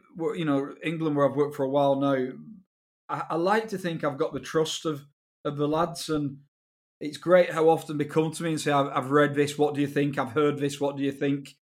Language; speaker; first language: English; native; English